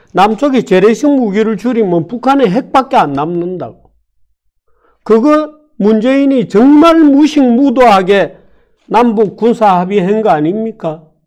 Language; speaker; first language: Korean; native; Korean